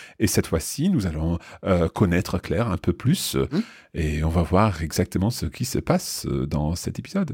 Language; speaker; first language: French; non-native, fluent; English